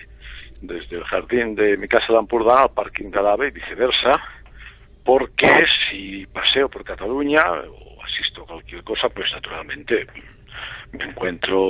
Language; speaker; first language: Spanish; native; Spanish